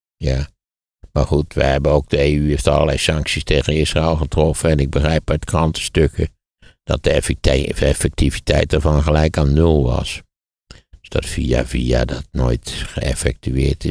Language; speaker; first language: Dutch; native; Dutch